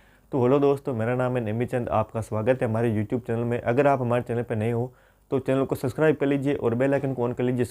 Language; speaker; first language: Hindi; non-native, local second language; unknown